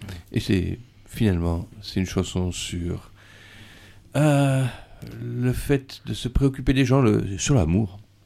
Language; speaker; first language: French; native; French